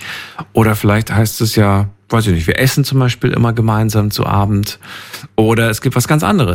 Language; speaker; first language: German; native; German